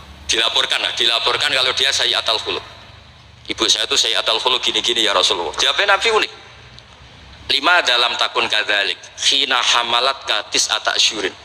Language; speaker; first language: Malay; non-native, local second language; Javanese